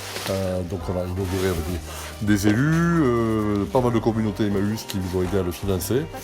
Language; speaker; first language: French; native; French